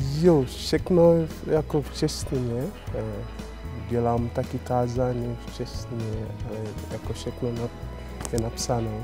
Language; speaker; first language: Czech; non-native, learner; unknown